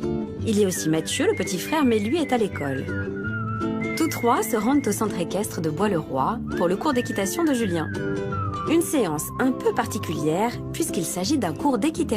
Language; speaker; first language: French; native; French